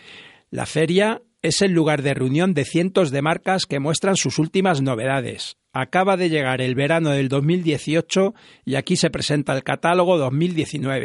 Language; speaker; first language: Spanish; native; Spanish